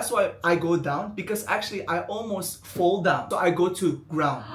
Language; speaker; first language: English; non-native, fluent; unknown